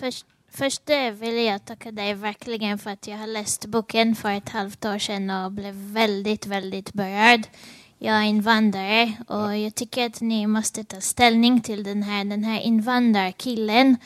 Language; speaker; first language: Swedish; non-native, fluent; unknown